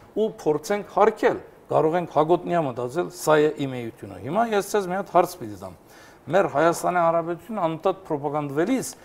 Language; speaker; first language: Armenian; early bilingual, heritage; Armenian